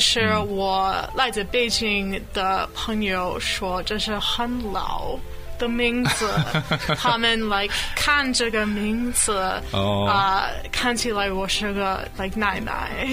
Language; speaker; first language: Chinese; non-native, learner; English